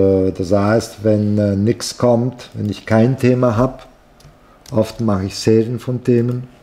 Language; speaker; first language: German; non-native, fluent; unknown